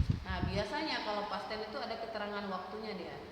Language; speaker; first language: Indonesian; native; Indonesian